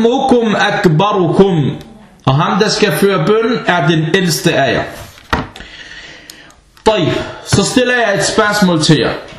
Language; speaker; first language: Danish; non-native, fluent; Arabic